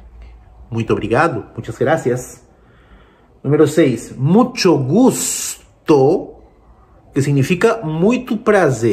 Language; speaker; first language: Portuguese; non-native, fluent; Spanish